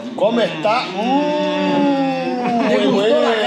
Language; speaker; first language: Spanish; non-native, learner; Portuguese